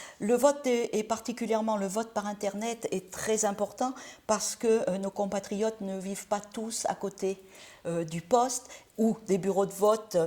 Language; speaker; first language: French; native; French